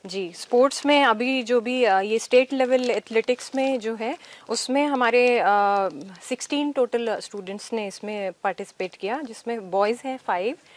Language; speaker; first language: Hindi; native; Hindi